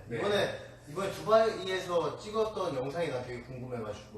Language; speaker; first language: Korean; native; Korean